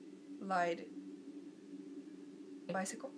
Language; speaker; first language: English; non-native, learner; Japanese